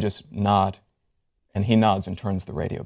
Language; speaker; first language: English; native; English